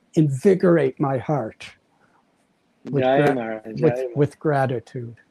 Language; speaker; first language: English; native; English